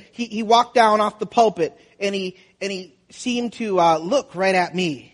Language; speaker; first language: English; native; English